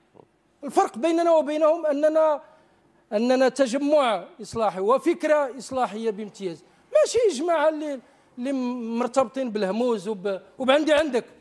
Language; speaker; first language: Arabic; native; Arabic